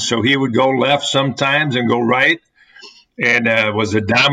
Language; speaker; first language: English; native; English